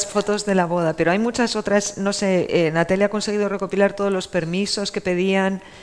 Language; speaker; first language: Spanish; native; Spanish